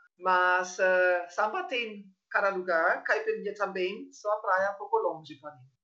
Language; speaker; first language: Portuguese; non-native, fluent; German